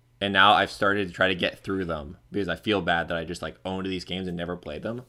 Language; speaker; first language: English; native; English